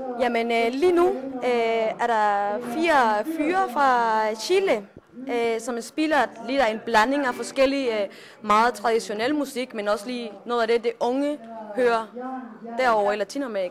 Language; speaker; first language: Danish; non-native, fluent; Spanish